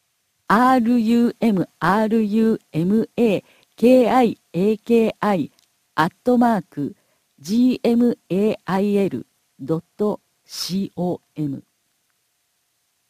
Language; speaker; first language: Japanese; native; Japanese